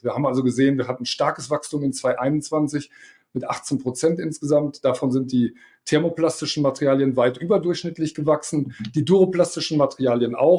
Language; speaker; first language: German; native; German